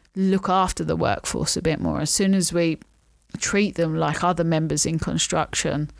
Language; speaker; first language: English; native; English